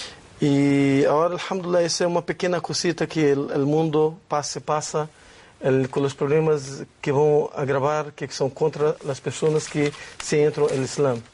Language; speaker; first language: Spanish; non-native, learner; Portuguese